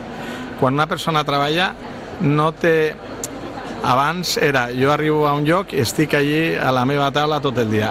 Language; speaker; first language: Catalan; non-native, local second language; Spanish